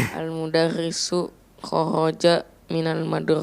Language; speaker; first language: Arabic; non-native, learner; Indonesian